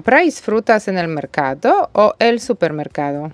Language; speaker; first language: Spanish; non-native, fluent; Polish